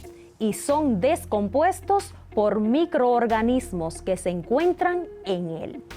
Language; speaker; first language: Spanish; native; Spanish